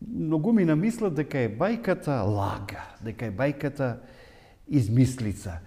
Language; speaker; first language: Macedonian; native; Macedonian